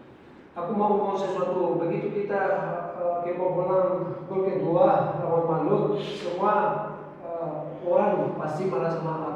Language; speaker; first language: Indonesian; non-native, fluent; Portuguese